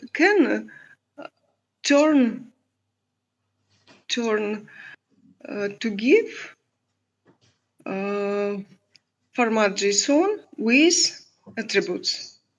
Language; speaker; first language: English; non-native, learner; Russian